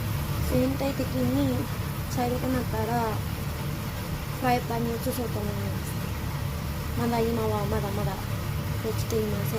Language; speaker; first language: Japanese; non-native, fluent; Filipino